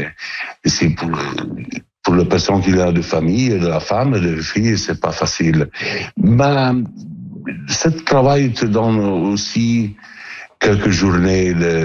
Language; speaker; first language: French; non-native, learner; Italian